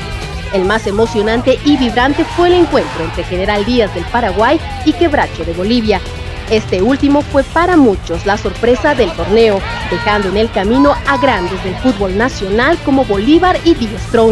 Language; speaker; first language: Spanish; native; Spanish